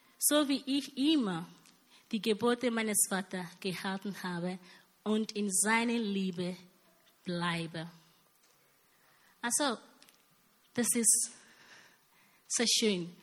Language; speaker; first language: German; non-native, learner; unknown